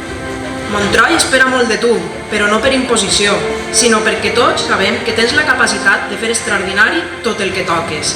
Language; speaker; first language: Catalan; native; Catalan